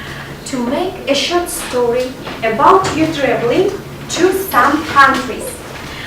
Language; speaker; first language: English; non-native, fluent; Russian